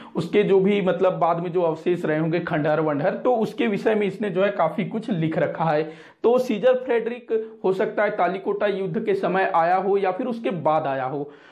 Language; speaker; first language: Hindi; non-native, local second language; Marathi